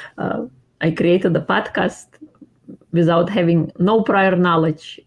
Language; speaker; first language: English; non-native, fluent; Russian